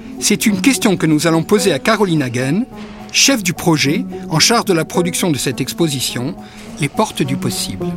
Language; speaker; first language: French; native; French